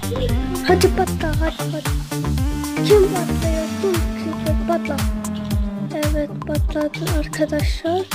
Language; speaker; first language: Turkish; non-native, learner; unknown